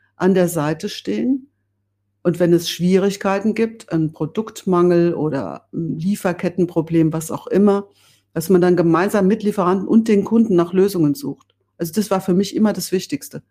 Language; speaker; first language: German; native; German